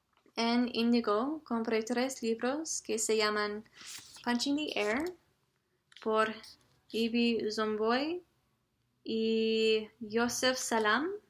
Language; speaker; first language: Spanish; non-native, learner; English